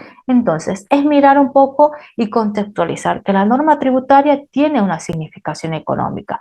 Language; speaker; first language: Spanish; native; Spanish